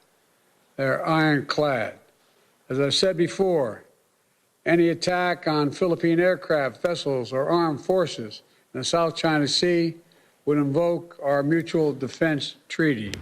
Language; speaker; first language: English; native; English